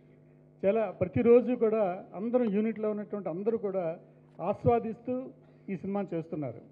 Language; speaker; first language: Telugu; native; Telugu